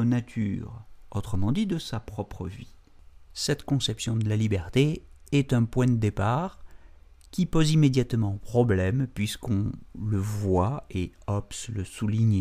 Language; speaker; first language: French; native; French